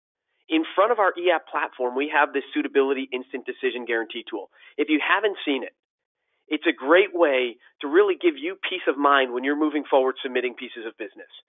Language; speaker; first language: English; native; English